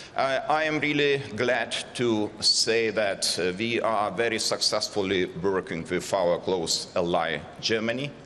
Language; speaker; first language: English; non-native, fluent; Lithuanian